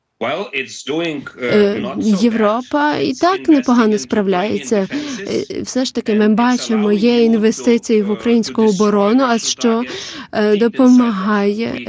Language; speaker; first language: Ukrainian; non-native, learner; Lithuanian